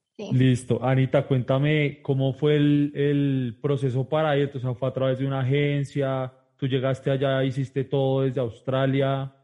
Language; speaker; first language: Spanish; native; Spanish